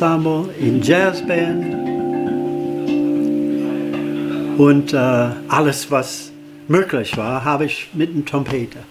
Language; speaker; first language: German; non-native, fluent; English